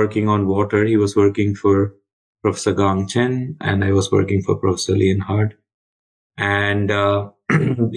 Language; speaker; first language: English; non-native, local second language; Tamil